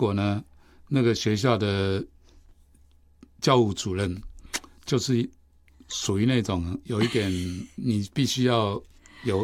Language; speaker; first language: Chinese; native; Chinese